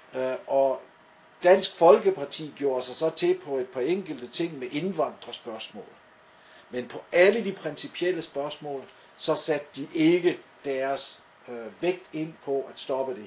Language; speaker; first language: Danish; native; Danish